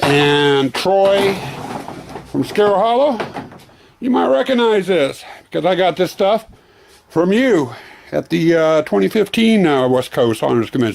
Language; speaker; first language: English; native; English